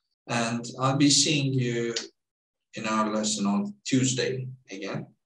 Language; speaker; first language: English; non-native, fluent; Turkish